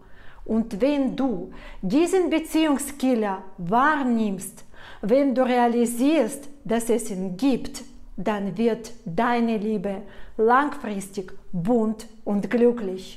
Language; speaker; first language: German; non-native, fluent; Russian